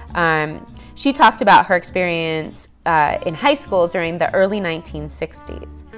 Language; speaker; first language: English; native; English